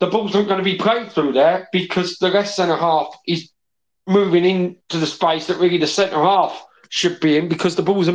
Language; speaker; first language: English; native; English